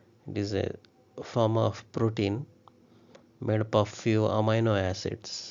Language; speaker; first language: English; non-native, local second language; Telugu